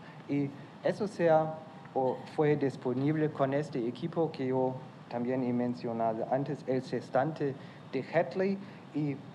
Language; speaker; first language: Spanish; non-native, fluent; German